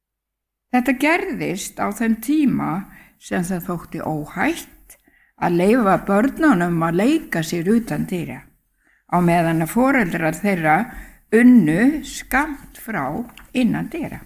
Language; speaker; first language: Icelandic; native; Icelandic